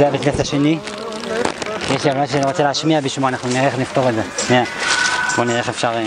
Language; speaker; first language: Hebrew; native; Hebrew